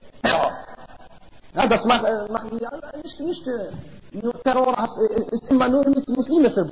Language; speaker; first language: German; non-native, fluent; Arabic